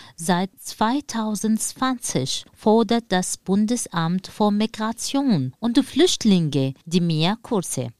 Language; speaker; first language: German; non-native, fluent; Arabic